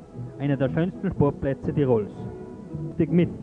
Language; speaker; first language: German; native; German